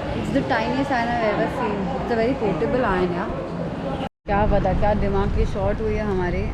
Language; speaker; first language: Hindi; native; Hindi